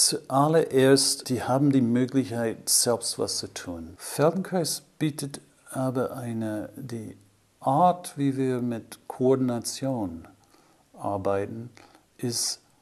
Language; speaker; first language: German; non-native, fluent; English